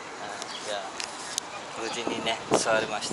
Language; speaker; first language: Japanese; native; Japanese